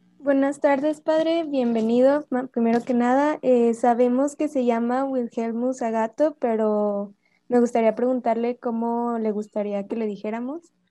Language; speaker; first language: Spanish; native; Spanish